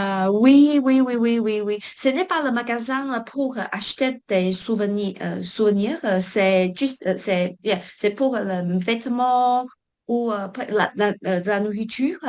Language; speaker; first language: French; non-native, fluent; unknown